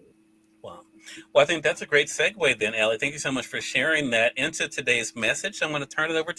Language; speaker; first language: English; native; English